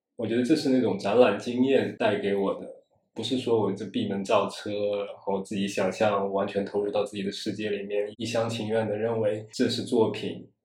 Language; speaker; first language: Chinese; non-native, local second language; Wu Chinese